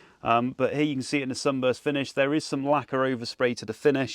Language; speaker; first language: English; native; English